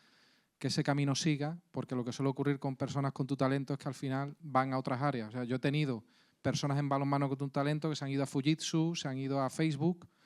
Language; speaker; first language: Spanish; native; Spanish